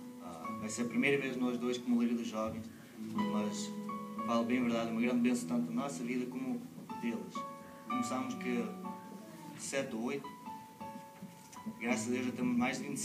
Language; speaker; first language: Portuguese; early bilingual, heritage; Portuguese